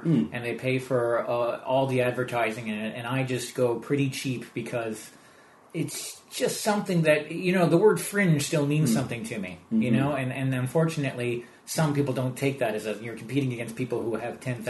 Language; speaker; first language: English; native; English